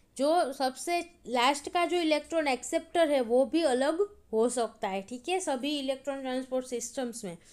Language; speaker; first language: Hindi; non-native, local second language; Gujarati